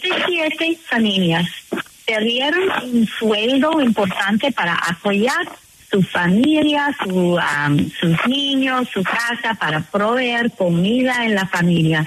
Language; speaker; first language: Spanish; non-native, fluent; English